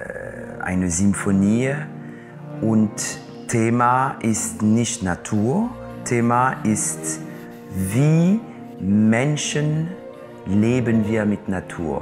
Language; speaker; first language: German; non-native, local second language; French